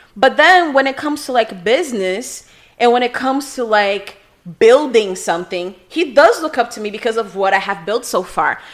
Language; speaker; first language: English; non-native, fluent; Portuguese